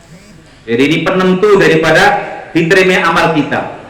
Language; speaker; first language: Indonesian; non-native, local second language; Javanese